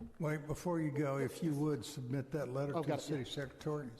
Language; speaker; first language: English; native; English